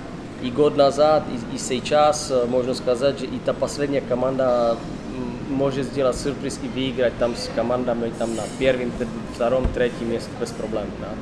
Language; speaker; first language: Russian; non-native, learner; Czech